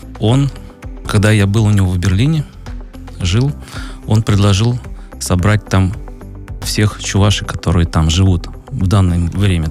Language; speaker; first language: Russian; native; Russian